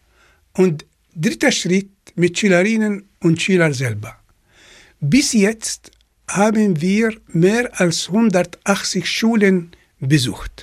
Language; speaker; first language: German; non-native, fluent; Arabic